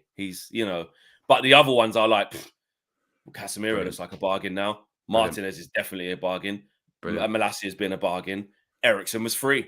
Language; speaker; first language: English; native; English